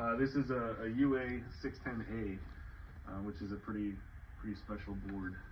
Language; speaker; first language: English; native; English